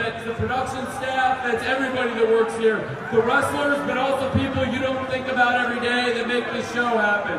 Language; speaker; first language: English; native; English